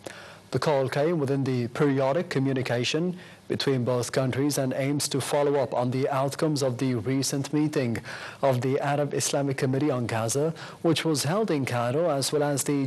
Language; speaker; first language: English; non-native, local second language; Arabic